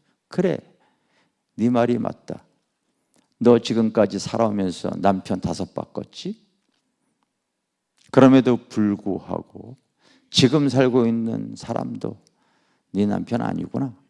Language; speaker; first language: Korean; native; Korean